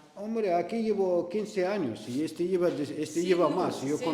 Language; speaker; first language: Spanish; non-native, learner; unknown